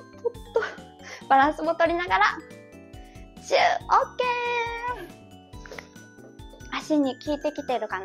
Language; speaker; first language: Japanese; native; Japanese